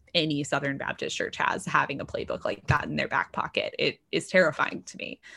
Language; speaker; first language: English; native; English